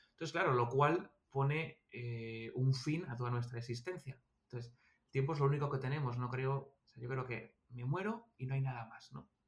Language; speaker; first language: Spanish; native; Spanish